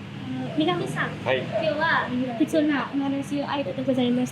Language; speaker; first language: Japanese; non-native, learner; Indonesian